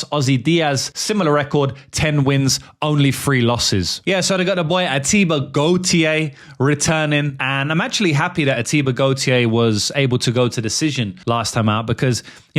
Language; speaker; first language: English; native; English